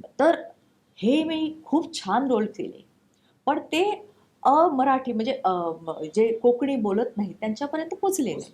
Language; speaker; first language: Marathi; non-native, local second language; Konkani